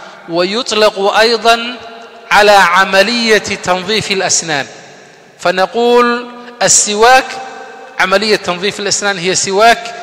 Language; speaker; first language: Arabic; non-native, fluent; Somali